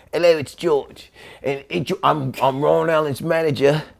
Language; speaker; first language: English; native; English